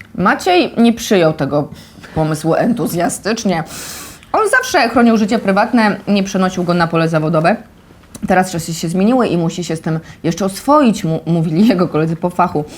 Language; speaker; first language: Polish; native; Polish